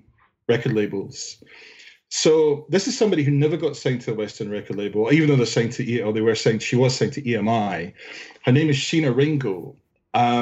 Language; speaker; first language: English; native; English